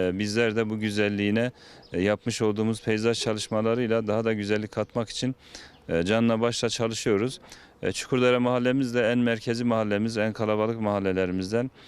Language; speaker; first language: Turkish; native; Turkish